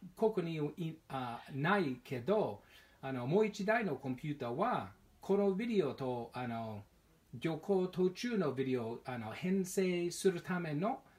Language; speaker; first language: Japanese; non-native, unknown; English